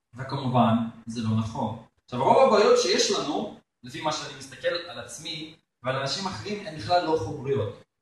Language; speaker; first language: Hebrew; native; Hebrew